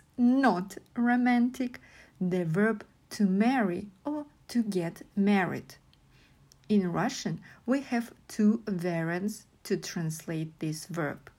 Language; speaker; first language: English; non-native, fluent; Russian